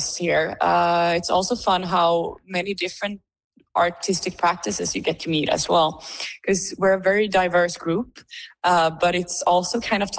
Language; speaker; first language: English; non-native, fluent; Swedish